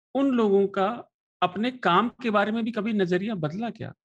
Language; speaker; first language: Hindi; native; Hindi